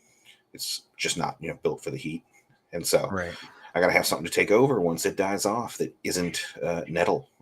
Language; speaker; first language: English; native; English